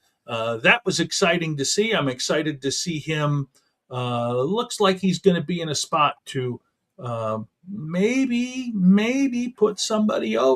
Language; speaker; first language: English; native; English